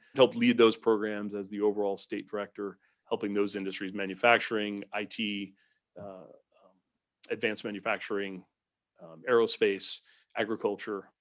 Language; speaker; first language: English; native; English